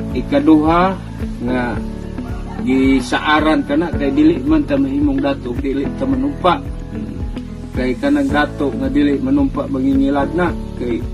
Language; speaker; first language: Cebuano; non-native, local second language; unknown